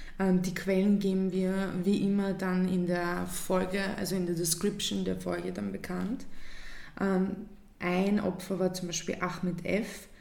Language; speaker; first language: German; early bilingual, other home language; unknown